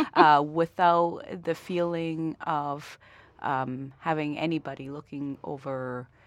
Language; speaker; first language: English; early bilingual, other home language; Vietnamese